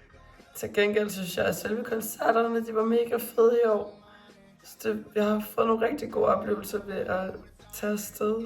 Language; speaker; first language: Danish; native; Danish